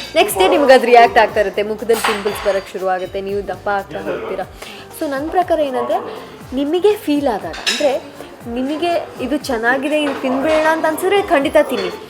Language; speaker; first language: Kannada; non-native, local second language; Kodava